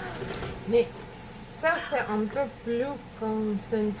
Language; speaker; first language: French; non-native, learner; Russian